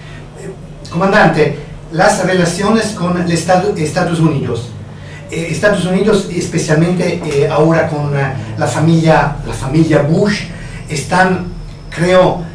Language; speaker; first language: Spanish; non-native, fluent; Italian